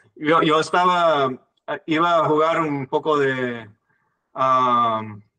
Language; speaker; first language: Spanish; non-native, fluent; English